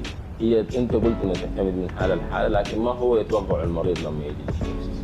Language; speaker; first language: Arabic; native; Arabic